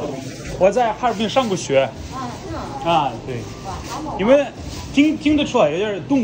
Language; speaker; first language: Chinese; non-native, fluent; Russian